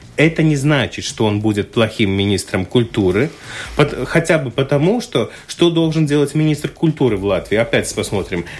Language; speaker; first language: Russian; non-native, local second language; Latvian